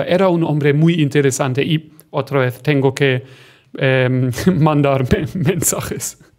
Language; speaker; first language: Spanish; non-native, fluent; German